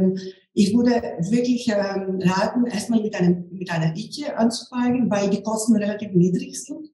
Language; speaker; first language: German; non-native, fluent; Greek